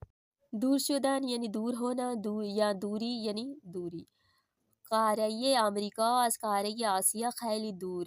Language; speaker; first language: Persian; non-native, fluent; Urdu